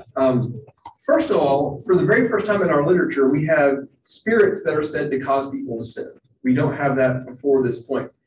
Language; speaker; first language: English; native; English